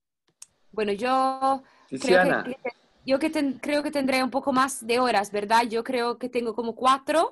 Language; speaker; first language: Spanish; non-native, fluent; Italian